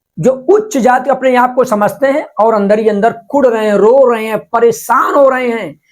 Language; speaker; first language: Hindi; non-native, local second language; Marathi